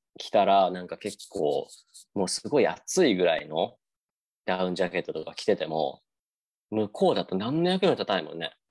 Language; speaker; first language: Japanese; native; Japanese